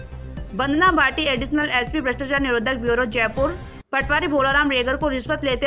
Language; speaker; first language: Hindi; native; Hindi